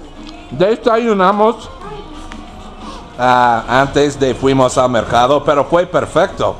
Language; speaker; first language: Spanish; non-native, learner; English